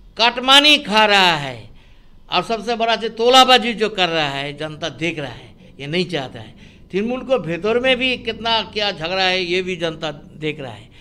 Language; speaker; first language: Hindi; non-native, local second language; Bangla